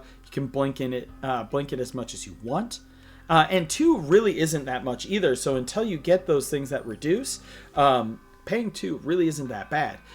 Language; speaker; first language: English; native; English